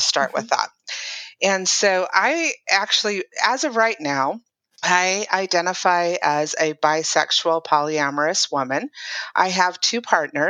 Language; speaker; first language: English; native; English